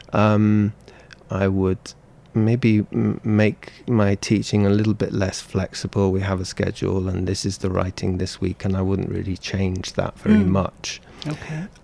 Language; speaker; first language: English; native; English